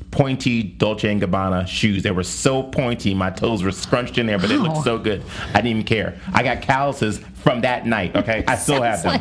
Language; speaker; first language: English; native; English